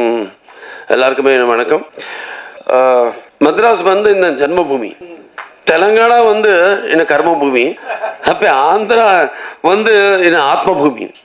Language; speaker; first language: Tamil; non-native, local second language; Telugu